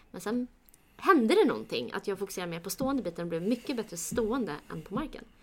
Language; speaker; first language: Swedish; early bilingual, other home language; Kurdish